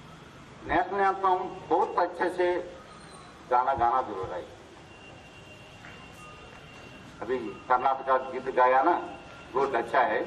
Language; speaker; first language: Hindi; non-native, local second language; Kannada